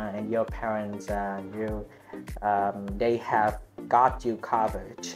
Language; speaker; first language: English; non-native, learner; Vietnamese